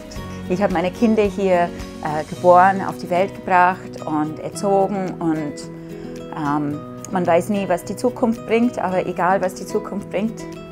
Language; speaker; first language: German; non-native, fluent; English